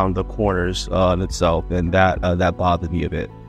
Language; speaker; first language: English; non-native, local second language; Yoruba